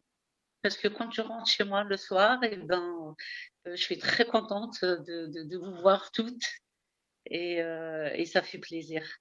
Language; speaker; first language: French; early bilingual, heritage; Arabic